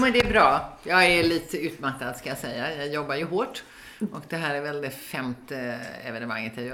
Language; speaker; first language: Swedish; native; Swedish